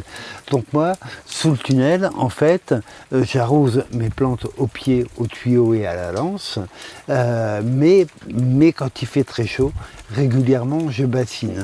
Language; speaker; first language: French; native; French